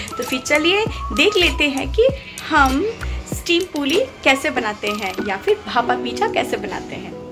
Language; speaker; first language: Hindi; non-native, local second language; Bangla